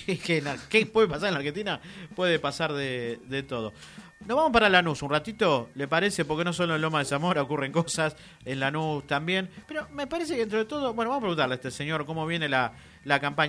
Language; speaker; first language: Spanish; native; Spanish